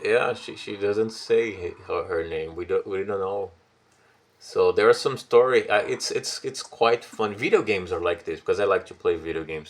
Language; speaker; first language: English; non-native, fluent; Portuguese